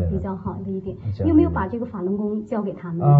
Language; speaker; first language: Chinese; native; Chinese